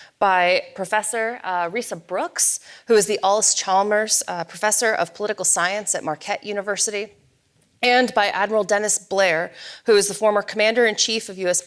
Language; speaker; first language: English; native; English